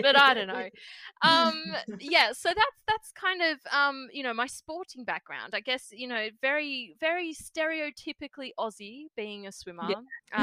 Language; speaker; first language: English; native; English